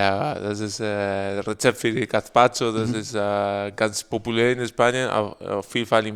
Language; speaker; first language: German; non-native, learner; Spanish